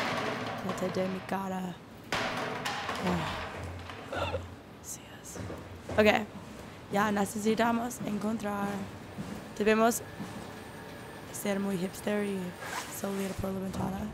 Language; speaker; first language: Spanish; non-native, learner; English